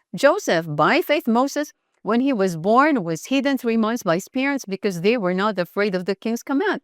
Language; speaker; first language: English; non-native, local second language; Filipino